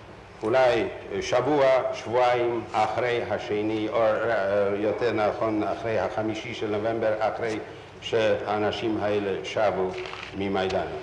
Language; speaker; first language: Hebrew; non-native, fluent; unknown